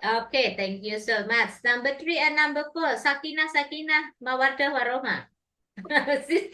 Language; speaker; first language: English; non-native, fluent; Indonesian